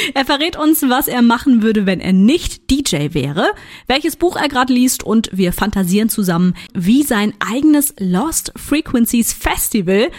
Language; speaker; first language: German; native; German